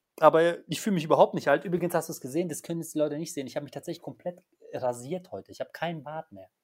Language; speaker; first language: German; early bilingual, other home language; Polish